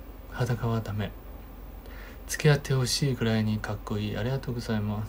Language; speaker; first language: Japanese; non-native, fluent; Chinese